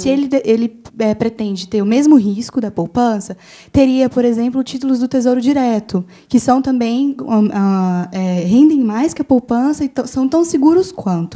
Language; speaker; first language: Portuguese; native; Portuguese